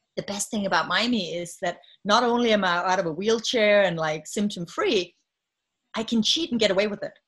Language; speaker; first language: English; non-native, fluent; Danish